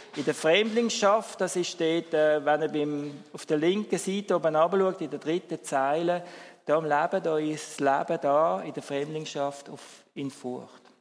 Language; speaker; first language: German; native; German